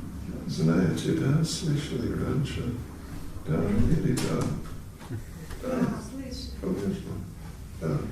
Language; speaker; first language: Russian; non-native, learner; English